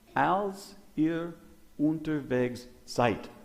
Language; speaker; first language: German; non-native, fluent; English